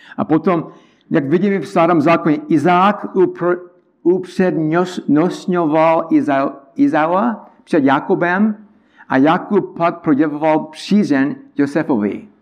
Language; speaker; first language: Czech; non-native, learner; English